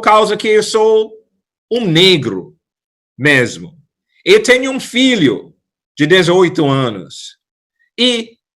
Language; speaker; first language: Portuguese; non-native, fluent; English